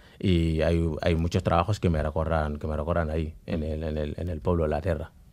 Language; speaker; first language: Spanish; non-native, fluent; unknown